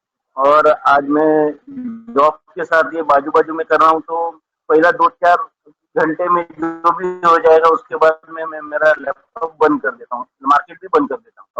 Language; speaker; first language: Hindi; non-native, local second language; Marathi